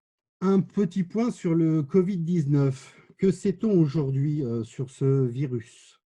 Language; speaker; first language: French; native; French